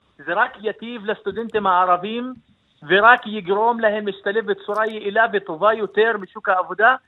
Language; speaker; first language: Hebrew; non-native, local second language; Arabic